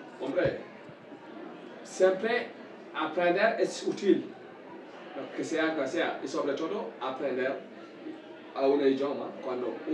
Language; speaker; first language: Spanish; non-native, learner; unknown